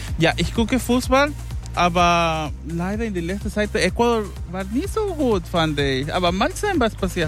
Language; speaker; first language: German; non-native, fluent; Spanish